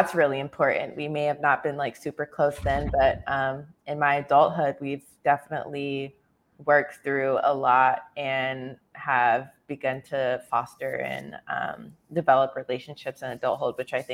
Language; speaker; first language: English; native; English